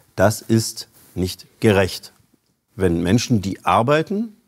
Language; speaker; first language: German; native; German